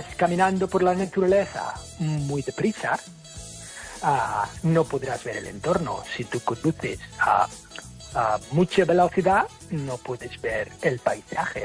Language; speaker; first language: Spanish; non-native, fluent; English